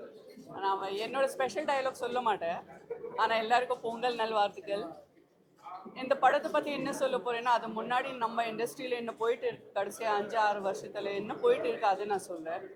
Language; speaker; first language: Tamil; non-native, fluent; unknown